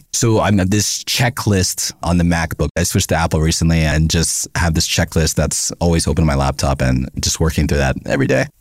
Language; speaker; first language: English; native; English